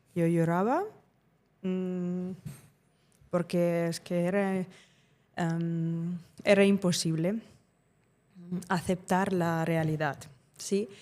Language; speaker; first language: Spanish; non-native, fluent; Ukrainian